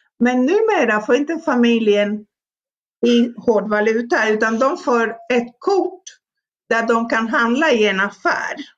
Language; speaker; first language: Swedish; non-native, fluent; Spanish